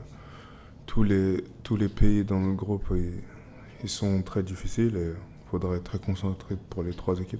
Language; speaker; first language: French; native; French